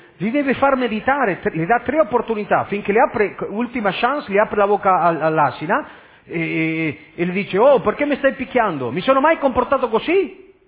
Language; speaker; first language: Italian; non-native, fluent; Spanish